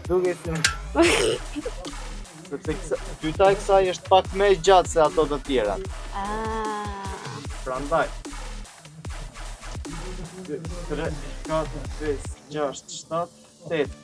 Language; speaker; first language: Albanian; native; Albanian